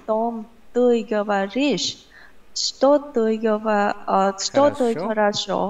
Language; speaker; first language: Russian; non-native, learner; Vietnamese